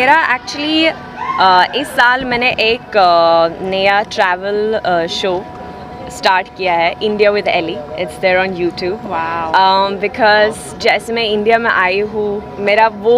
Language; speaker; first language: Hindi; non-native, fluent; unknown